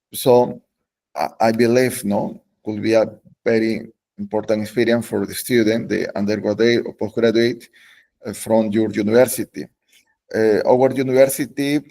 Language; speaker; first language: English; non-native, learner; Spanish